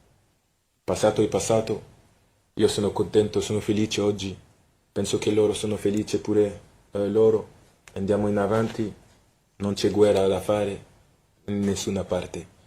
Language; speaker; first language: Italian; non-native, fluent; French